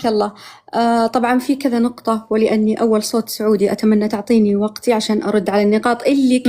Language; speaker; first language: Arabic; native; Arabic